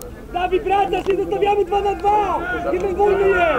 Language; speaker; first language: Polish; native; Polish